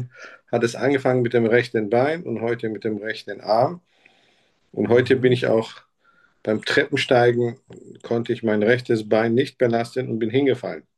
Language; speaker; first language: German; native; German